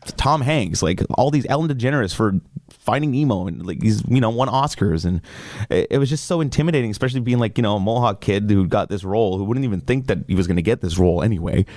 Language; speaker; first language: English; native; English